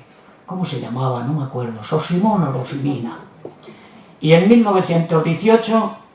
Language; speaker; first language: Spanish; native; Spanish